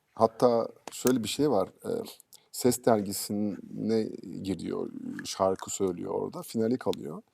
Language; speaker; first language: Turkish; early bilingual, heritage; Turkish